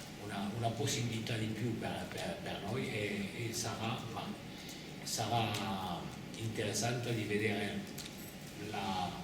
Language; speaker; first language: Italian; non-native, fluent; French